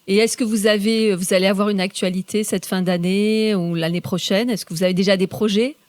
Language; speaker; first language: French; native; French